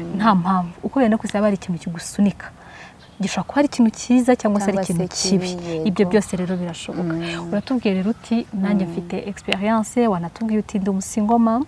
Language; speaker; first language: Kinyarwanda; native; Kinyarwanda